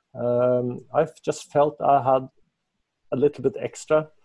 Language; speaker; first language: English; non-native, fluent; Norwegian